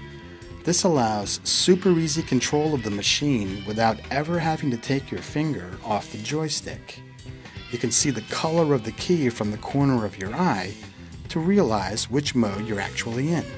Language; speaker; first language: English; native; English